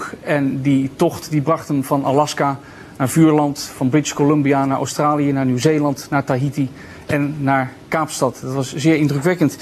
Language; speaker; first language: Dutch; native; Dutch